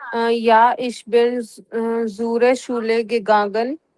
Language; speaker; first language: German; non-native, learner; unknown